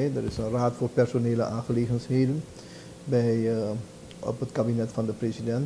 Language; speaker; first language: Dutch; native; Dutch